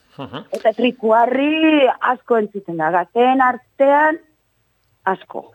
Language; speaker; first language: Basque; non-native, local second language; Spanish